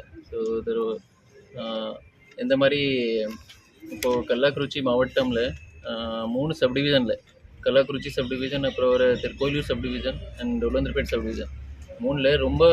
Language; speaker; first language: Tamil; non-native, fluent; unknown